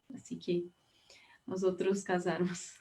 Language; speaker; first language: Spanish; non-native, learner; Portuguese